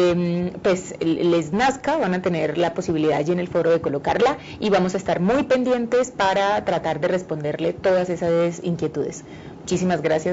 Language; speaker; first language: Spanish; native; Spanish